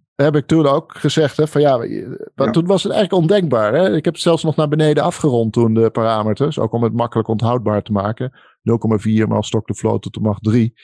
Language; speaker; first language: Dutch; native; Dutch